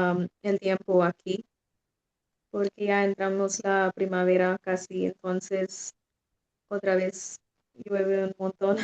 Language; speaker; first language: Spanish; non-native, fluent; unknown